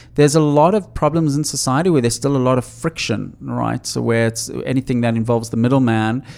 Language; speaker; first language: English; native; English